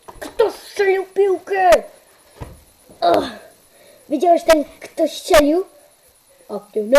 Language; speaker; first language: Polish; early bilingual, heritage; Polish